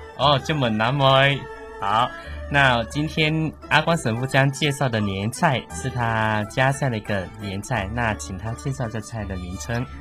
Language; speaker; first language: Chinese; native; Chinese